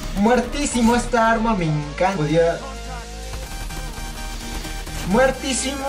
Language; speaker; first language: Spanish; native; Spanish